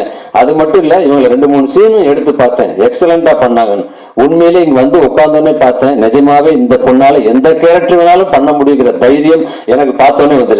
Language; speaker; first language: Tamil; native; Tamil